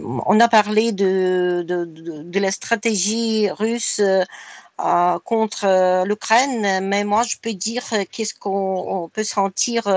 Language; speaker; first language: French; non-native, fluent; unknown